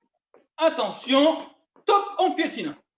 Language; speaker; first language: French; native; French